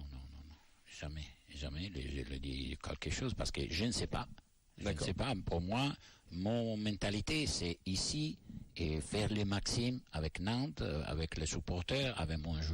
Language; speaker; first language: French; non-native, learner; Italian